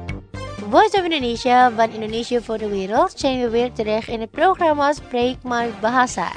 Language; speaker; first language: Dutch; non-native, fluent; Indonesian